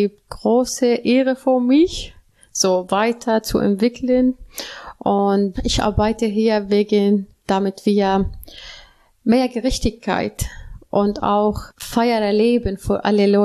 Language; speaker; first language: German; non-native, learner; Arabic